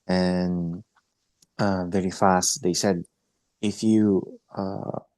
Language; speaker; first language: English; non-native, local second language; Filipino